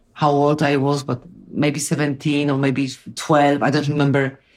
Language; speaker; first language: English; non-native, fluent; Polish